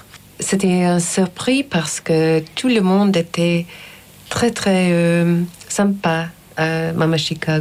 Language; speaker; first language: French; non-native, fluent; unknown